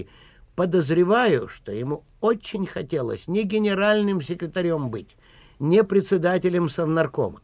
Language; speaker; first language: Russian; native; Russian